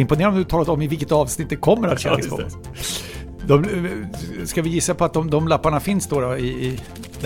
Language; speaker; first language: Swedish; native; Swedish